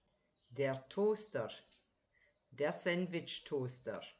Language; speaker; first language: German; native; German